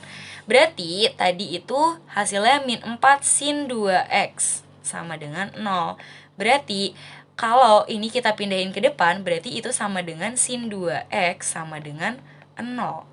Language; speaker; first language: Indonesian; native; Indonesian